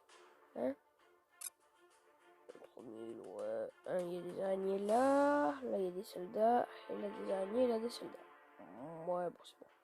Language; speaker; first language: French; native; French